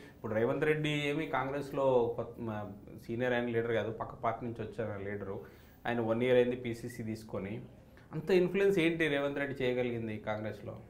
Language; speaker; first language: Telugu; native; Telugu